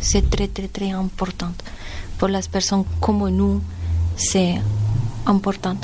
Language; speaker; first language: French; non-native, learner; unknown